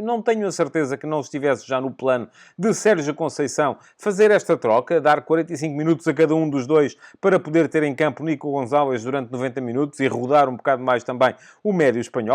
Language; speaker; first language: Portuguese; native; Portuguese